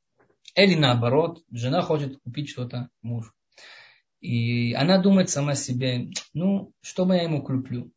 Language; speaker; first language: Russian; early bilingual, heritage; Russian